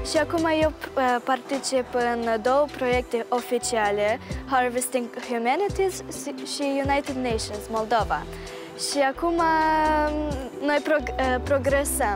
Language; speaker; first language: Romanian; early bilingual, heritage; Romanian